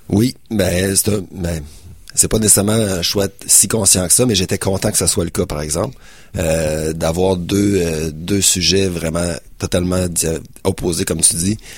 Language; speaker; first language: French; native; French